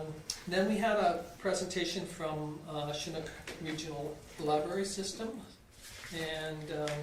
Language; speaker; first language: English; native; English